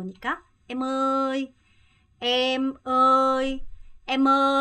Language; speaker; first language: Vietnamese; non-native, fluent; Korean